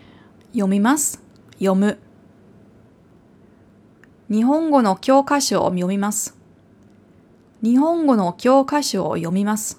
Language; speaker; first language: Japanese; non-native, fluent; German